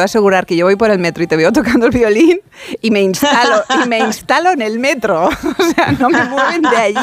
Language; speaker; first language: Spanish; native; Spanish